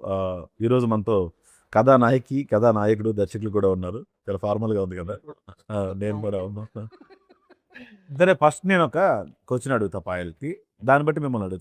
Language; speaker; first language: Telugu; native; Telugu